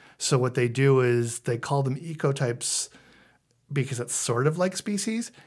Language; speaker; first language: English; native; English